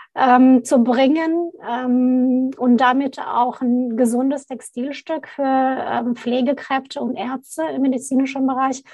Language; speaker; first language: German; non-native, fluent; Arabic